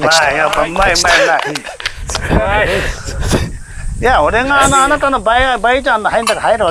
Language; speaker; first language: Japanese; native; Japanese